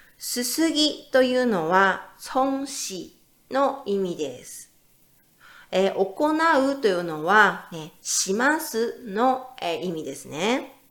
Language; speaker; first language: Japanese; native; Japanese